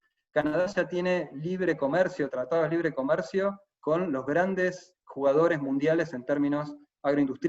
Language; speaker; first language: Spanish; native; Spanish